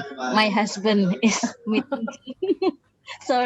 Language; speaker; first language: English; non-native, learner; Indonesian